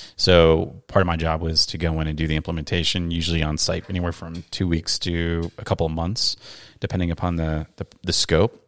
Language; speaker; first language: English; native; English